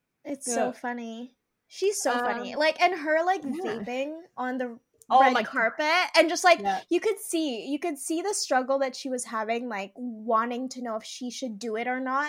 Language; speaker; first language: English; native; English